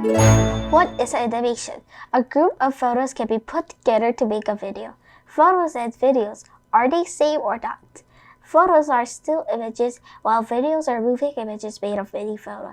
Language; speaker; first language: English; non-native, fluent; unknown